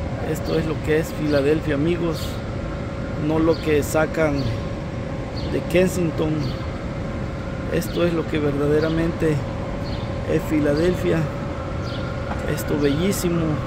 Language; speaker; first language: Spanish; native; Spanish